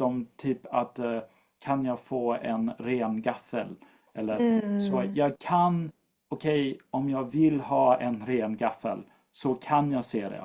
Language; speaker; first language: Swedish; non-native, fluent; English